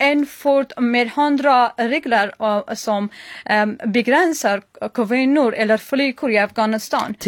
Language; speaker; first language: Swedish; non-native, learner; Persian